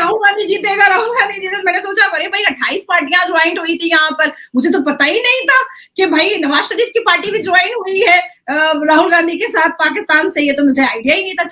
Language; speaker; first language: Hindi; native; Hindi